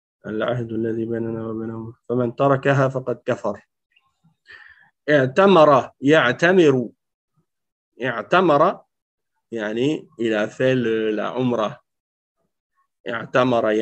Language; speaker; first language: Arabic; non-native, fluent; French